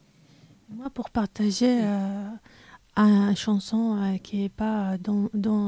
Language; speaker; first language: French; non-native, learner; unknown